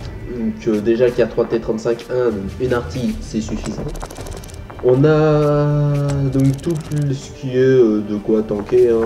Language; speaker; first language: French; native; French